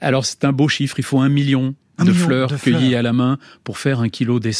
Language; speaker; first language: French; native; French